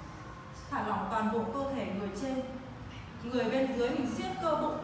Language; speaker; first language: Vietnamese; native; Vietnamese